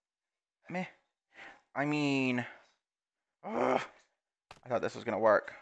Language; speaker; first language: English; native; English